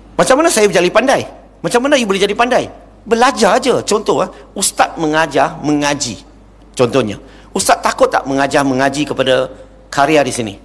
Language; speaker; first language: Malay; non-native, local second language; Chinese